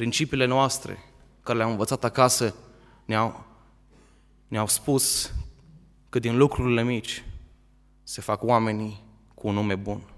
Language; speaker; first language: Romanian; native; Romanian